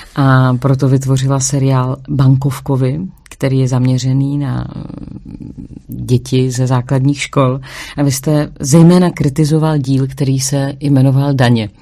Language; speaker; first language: Czech; native; Czech